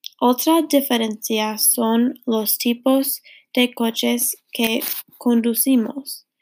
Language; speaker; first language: Spanish; non-native, learner; English